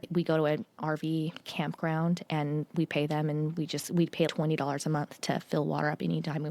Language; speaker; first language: English; native; English